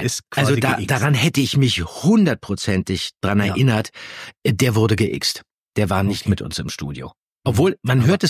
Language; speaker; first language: German; native; German